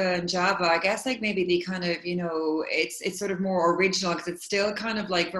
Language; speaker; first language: English; native; English